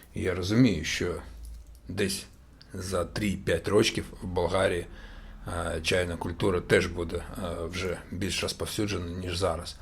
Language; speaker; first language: Ukrainian; non-native, local second language; Russian